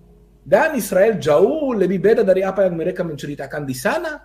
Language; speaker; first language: Indonesian; non-native, fluent; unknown